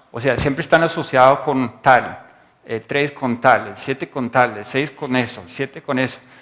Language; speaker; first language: Spanish; non-native, fluent; English